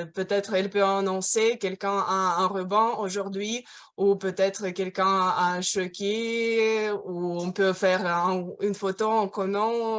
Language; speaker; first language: French; non-native, fluent; Russian